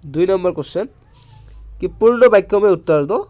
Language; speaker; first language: Hindi; non-native, local second language; Assamese